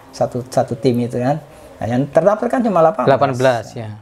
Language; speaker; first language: Indonesian; native; Indonesian